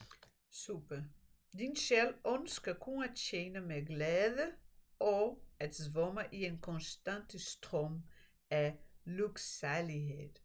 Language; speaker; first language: Danish; non-native, fluent; Portuguese